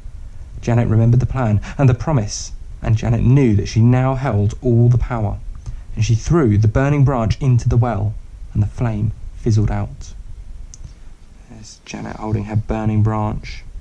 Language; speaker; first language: English; native; English